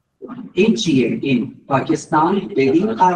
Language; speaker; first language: Persian; non-native, fluent; Urdu